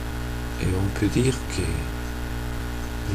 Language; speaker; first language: French; non-native, fluent; Spanish